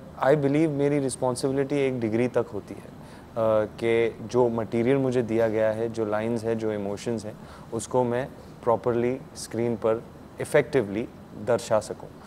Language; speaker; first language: Hindi; native; Hindi